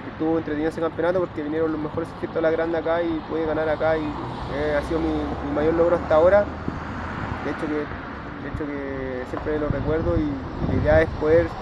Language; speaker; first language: Spanish; native; Spanish